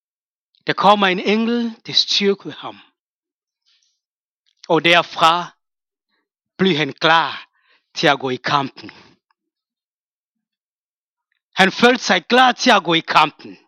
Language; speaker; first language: Danish; non-native, fluent; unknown